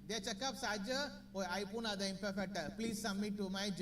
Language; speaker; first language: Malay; non-native, learner; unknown